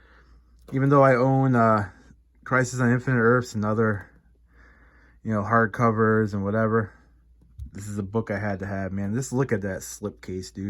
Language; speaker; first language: English; native; English